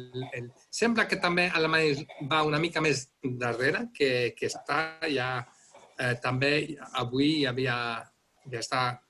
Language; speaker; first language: Catalan; non-native, fluent; Dutch